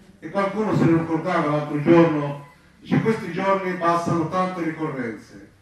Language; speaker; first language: Italian; non-native, fluent; Arabic